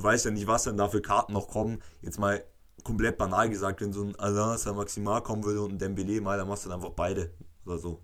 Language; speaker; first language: German; native; German